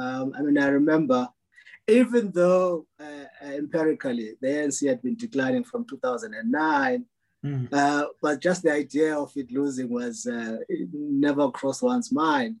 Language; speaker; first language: English; non-native, local second language; Xhosa